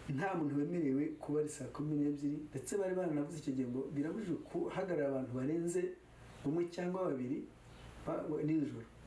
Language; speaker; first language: Kinyarwanda; native; Kinyarwanda